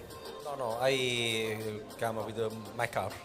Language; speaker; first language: English; non-native, learner; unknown